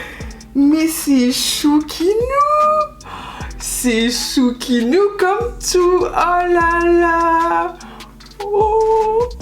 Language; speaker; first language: French; native; French